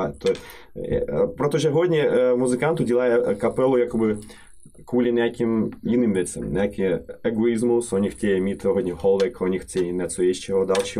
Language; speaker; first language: Czech; non-native, fluent; Russian